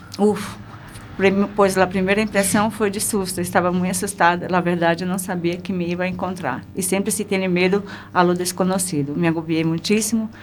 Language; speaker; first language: Spanish; non-native, fluent; Portuguese